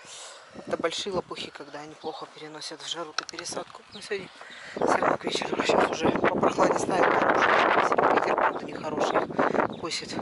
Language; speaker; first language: Russian; native; Russian